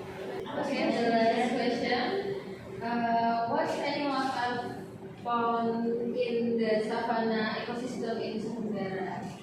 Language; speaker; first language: English; non-native, learner; Indonesian